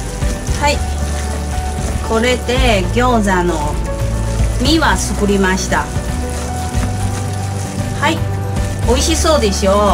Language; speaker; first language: Japanese; non-native, learner; Chinese